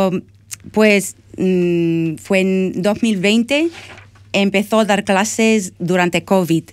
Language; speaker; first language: Spanish; non-native, fluent; English